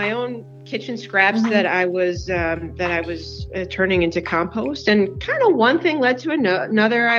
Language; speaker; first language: English; native; English